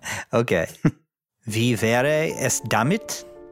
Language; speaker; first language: German; non-native, learner; English